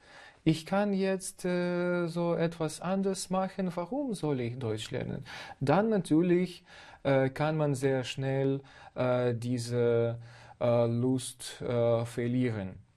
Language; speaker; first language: German; non-native, fluent; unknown